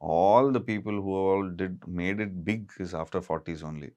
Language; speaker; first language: English; non-native, local second language; Tamil